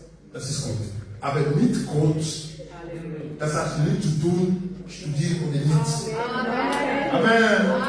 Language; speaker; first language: German; non-native, learner; French